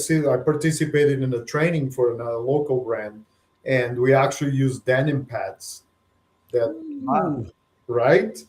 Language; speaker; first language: English; non-native, fluent; Portuguese